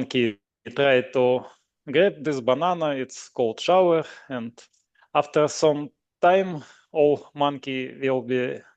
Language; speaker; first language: English; non-native, learner; Russian